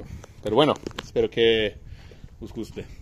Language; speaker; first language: Spanish; non-native, fluent; English